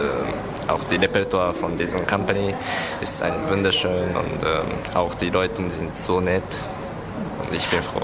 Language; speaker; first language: German; non-native, learner; Japanese